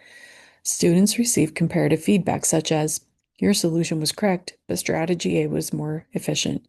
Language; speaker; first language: English; native; English